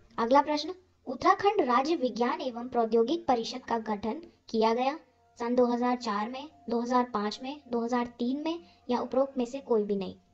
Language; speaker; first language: Hindi; native; Hindi